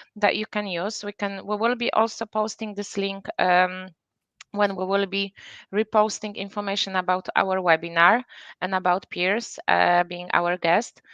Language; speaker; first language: English; non-native, fluent; Polish